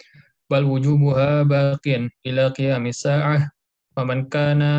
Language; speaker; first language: Arabic; non-native, learner; Indonesian